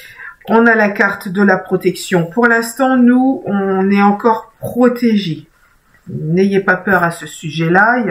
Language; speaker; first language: French; native; French